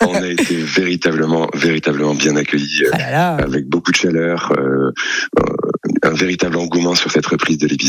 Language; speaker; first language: French; native; French